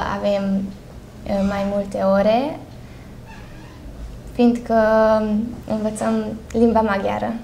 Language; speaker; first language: Romanian; non-native, local second language; Hungarian